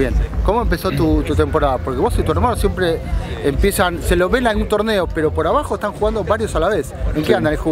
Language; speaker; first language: Spanish; native; Spanish